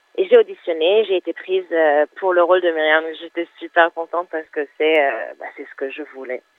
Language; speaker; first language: French; non-native, fluent; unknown